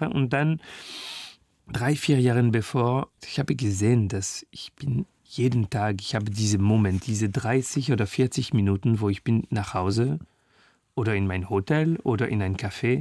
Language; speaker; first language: German; non-native, fluent; French